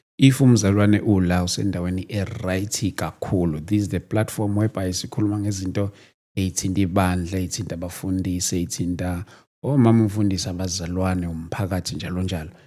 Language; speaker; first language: Zulu; native; Zulu